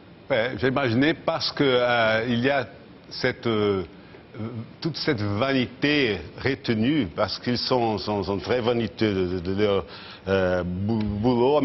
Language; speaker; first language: French; non-native, fluent; Portuguese